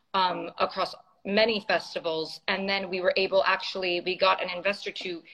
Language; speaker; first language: English; native; English